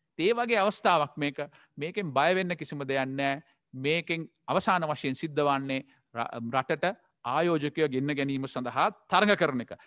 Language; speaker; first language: Sinhala; non-native, local second language; Tamil